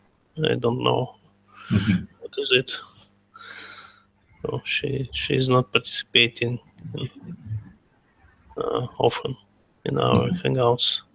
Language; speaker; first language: English; non-native, learner; Russian